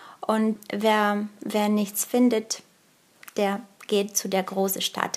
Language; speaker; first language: German; early bilingual, other home language; Bulgarian